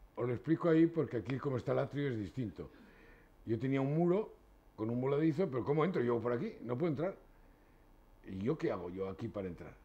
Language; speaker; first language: Spanish; native; Spanish